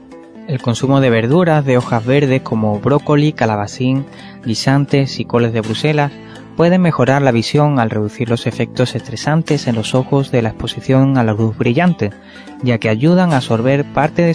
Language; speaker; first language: Spanish; native; Spanish